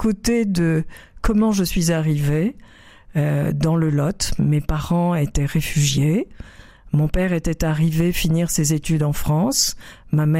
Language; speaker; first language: French; native; French